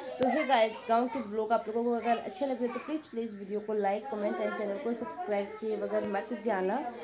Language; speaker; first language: Hindi; native; Hindi